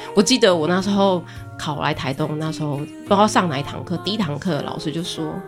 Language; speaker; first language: Chinese; native; Chinese